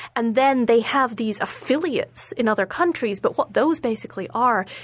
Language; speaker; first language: English; native; English